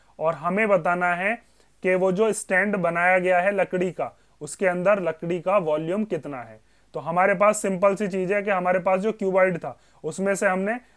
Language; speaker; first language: Hindi; native; Hindi